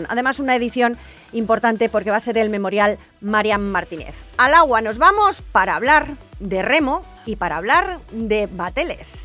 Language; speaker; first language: Spanish; native; Spanish